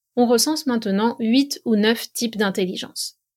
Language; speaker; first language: French; native; French